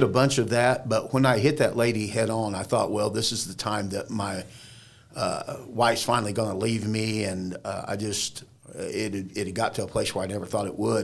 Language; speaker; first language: English; native; English